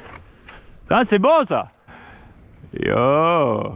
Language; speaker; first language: French; native; French